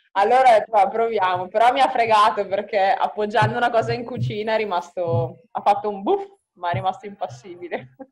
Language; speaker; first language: Italian; native; Italian